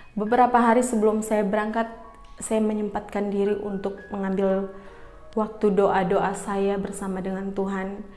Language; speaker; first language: Indonesian; native; Indonesian